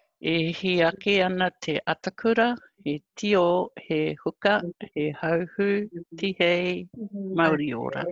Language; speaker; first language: Māori; non-native, learner; English